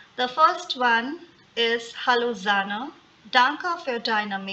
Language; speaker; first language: German; non-native, fluent; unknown